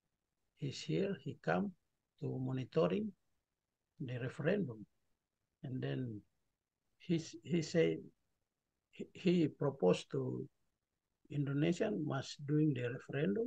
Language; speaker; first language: English; non-native, learner; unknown